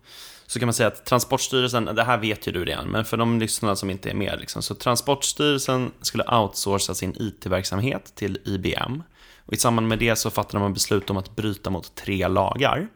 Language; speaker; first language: Swedish; native; Swedish